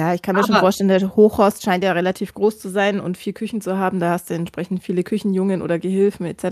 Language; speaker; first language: German; native; German